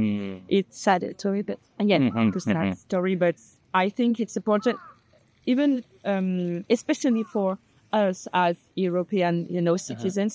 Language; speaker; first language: English; non-native, learner; French